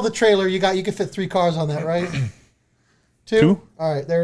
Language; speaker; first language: English; native; English